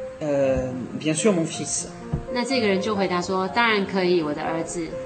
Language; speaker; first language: Chinese; native; Chinese